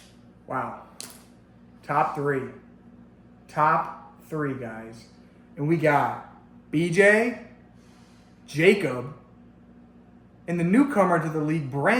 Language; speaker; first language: English; native; English